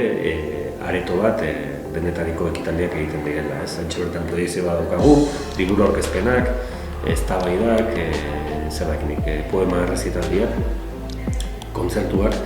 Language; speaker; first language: Basque; native; Basque